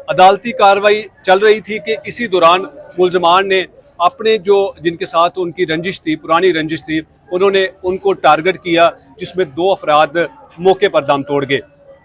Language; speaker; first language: Urdu; non-native, local second language; Punjabi